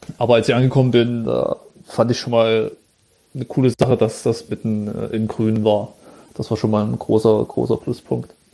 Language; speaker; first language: German; native; German